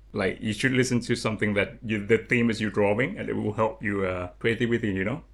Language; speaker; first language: English; non-native, learner; Lao